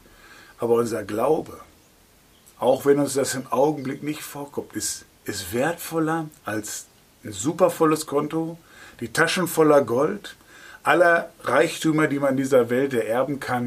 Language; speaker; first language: German; native; German